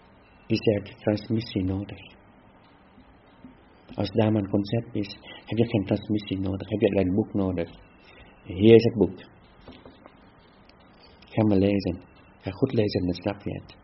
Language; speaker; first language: Dutch; non-native, fluent; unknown